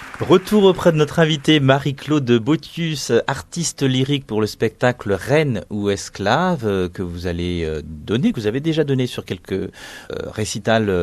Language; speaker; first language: French; native; French